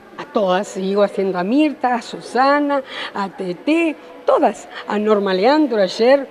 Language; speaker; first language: Spanish; early bilingual, other home language; Italian